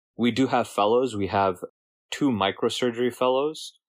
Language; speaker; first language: English; native; English